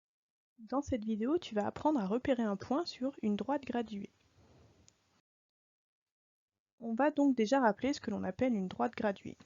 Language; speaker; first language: French; native; French